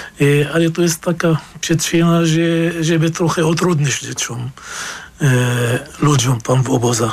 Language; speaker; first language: Polish; non-native, fluent; Arabic